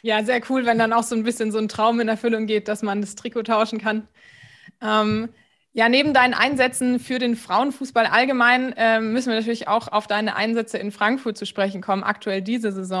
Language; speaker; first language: German; native; German